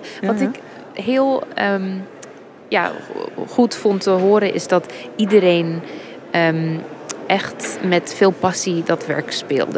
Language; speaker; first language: Dutch; non-native, fluent; English